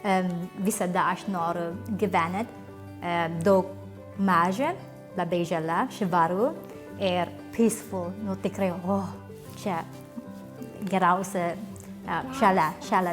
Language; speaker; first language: Lithuanian; non-native, learner; Cebuano